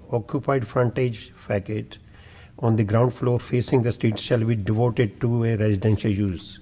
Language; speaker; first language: English; non-native, local second language; Punjabi